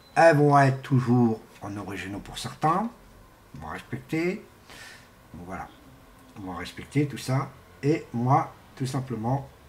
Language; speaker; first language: French; non-native, fluent; Portuguese